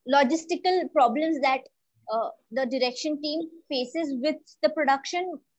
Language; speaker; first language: English; non-native, local second language; Marathi